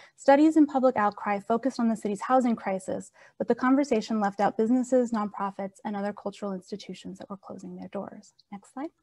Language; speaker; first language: English; native; English